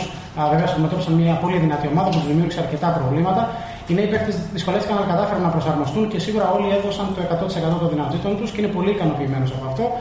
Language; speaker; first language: Greek; native; Greek